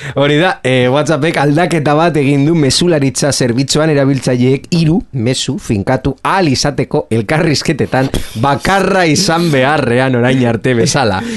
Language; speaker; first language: Basque; non-native, local second language; Spanish